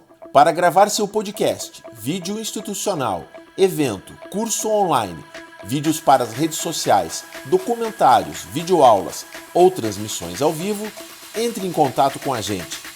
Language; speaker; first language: Portuguese; native; Portuguese